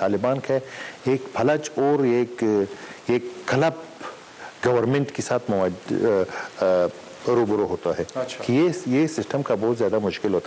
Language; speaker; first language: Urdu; non-native, learner; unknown